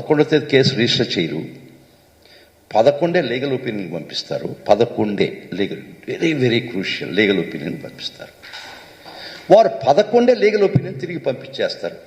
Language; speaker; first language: Telugu; native; Telugu